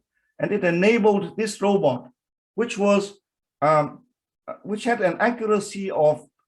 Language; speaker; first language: English; non-native, fluent; Vietnamese